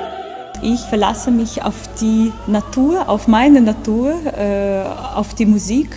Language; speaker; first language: German; non-native, fluent; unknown